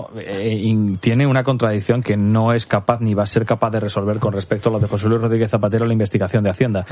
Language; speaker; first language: Spanish; native; Spanish